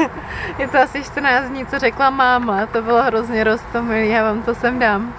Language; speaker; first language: Czech; native; Czech